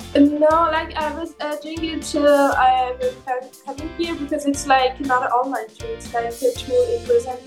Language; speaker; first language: English; non-native, fluent; Persian